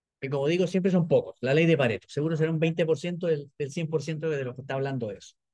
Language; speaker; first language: Spanish; native; Spanish